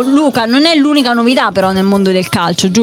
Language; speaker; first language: Italian; native; Italian